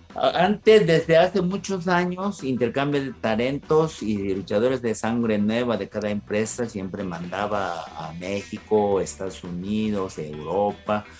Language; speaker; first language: Spanish; non-native, fluent; Japanese